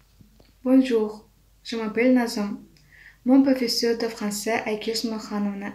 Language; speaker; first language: French; non-native, learner; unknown